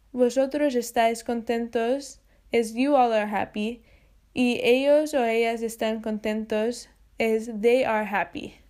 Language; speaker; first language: Spanish; non-native, fluent; English